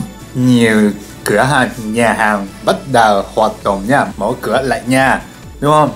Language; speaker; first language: Vietnamese; non-native, learner; Japanese